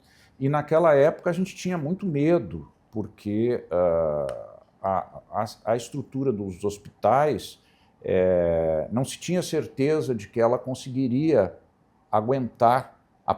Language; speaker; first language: Portuguese; native; Portuguese